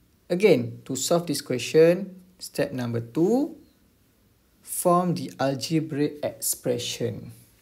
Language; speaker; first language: English; non-native, local second language; Malay